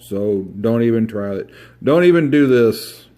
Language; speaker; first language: English; native; English